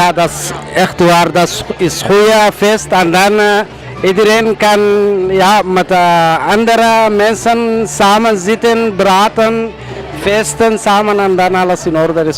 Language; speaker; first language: Dutch; non-native, learner; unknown